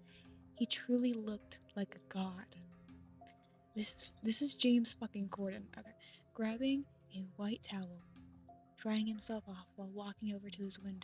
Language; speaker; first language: English; native; English